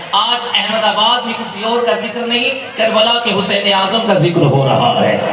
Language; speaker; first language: Urdu; native; Urdu